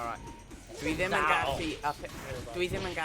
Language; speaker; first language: Welsh; non-native, local second language; English